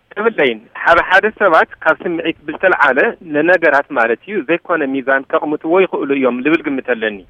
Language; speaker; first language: Tigrinya; native; Tigrinya